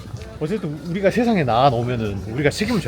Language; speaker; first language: Korean; native; Korean